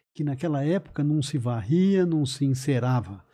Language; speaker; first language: Portuguese; native; Portuguese